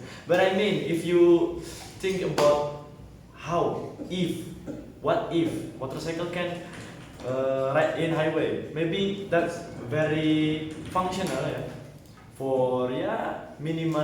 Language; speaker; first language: English; non-native, learner; Indonesian